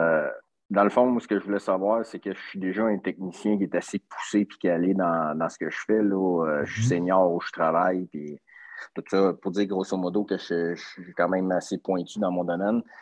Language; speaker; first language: French; native; French